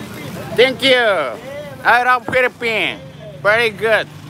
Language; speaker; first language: English; non-native, learner; Japanese